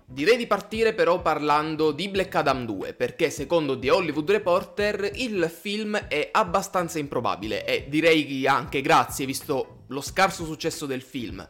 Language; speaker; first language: Italian; native; Italian